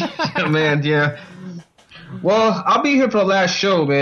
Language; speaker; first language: English; native; English